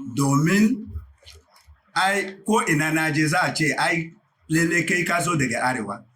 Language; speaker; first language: Hausa; non-native, local second language; Igbo